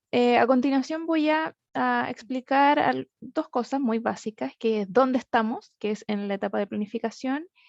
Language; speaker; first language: Spanish; native; Spanish